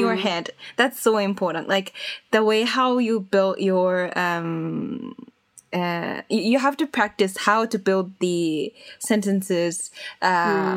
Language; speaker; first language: English; early bilingual, other home language; Japanese